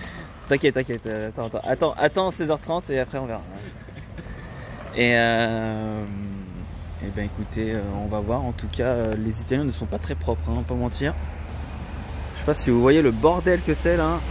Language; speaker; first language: French; native; French